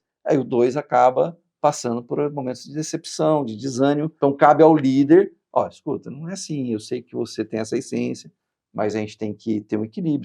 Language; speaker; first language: Portuguese; native; Portuguese